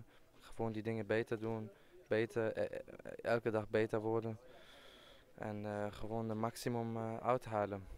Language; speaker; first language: Dutch; non-native, fluent; German